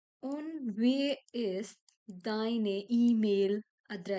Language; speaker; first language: German; non-native, fluent; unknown